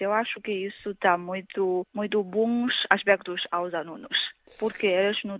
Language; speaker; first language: Portuguese; non-native, fluent; Chinese